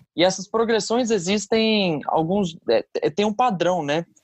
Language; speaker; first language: Portuguese; early bilingual, other home language; English